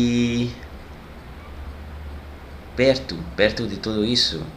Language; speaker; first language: Portuguese; non-native, learner; French